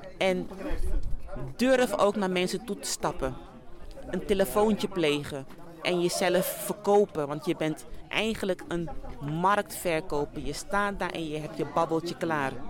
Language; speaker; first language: Dutch; early bilingual, other home language; Sranan Tongo